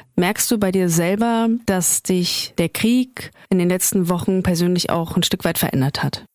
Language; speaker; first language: German; native; German